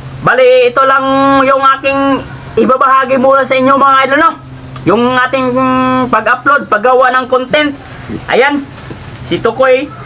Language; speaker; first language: Filipino; native; Filipino